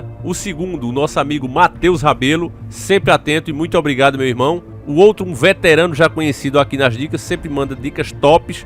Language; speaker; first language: Portuguese; native; Portuguese